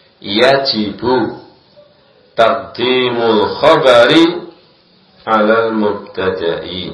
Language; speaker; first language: Arabic; non-native, fluent; Indonesian